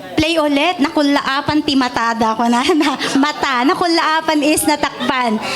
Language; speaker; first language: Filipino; non-native, local second language; Iloko